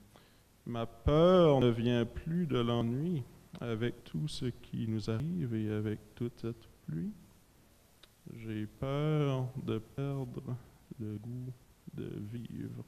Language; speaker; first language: French; native; French